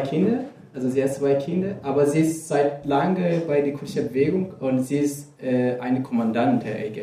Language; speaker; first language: German; non-native, fluent; Kurdish